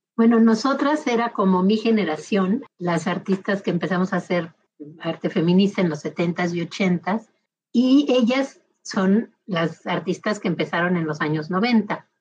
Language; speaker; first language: Spanish; native; Spanish